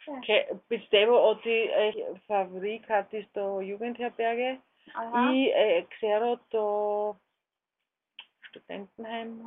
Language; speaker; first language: Greek; non-native, learner; German